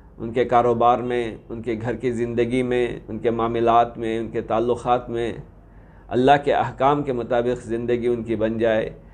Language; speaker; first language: Hindi; non-native, local second language; Urdu